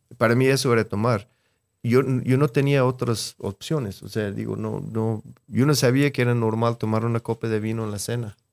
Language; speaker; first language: Spanish; non-native, fluent; English